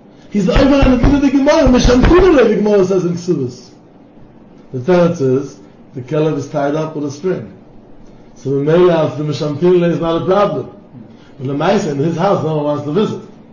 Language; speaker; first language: English; non-native, fluent; Hebrew